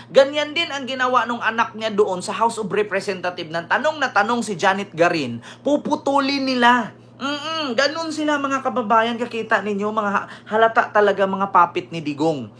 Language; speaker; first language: Filipino; native; Filipino